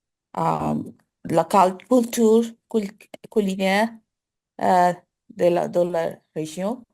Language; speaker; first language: French; non-native, learner; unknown